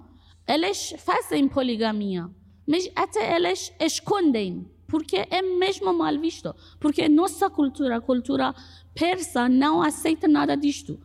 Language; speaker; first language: Portuguese; non-native, fluent; Persian